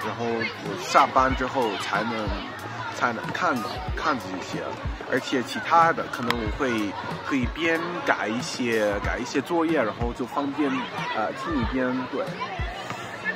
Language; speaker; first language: Chinese; non-native, fluent; English